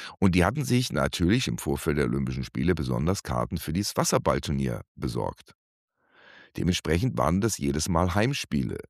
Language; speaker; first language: German; native; German